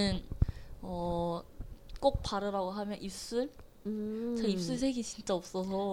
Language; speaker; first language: Korean; non-native, learner; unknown